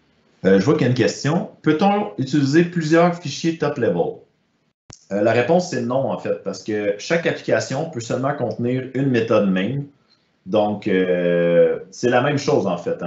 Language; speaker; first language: French; native; French